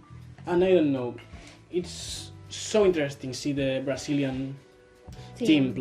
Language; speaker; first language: English; non-native, learner; Spanish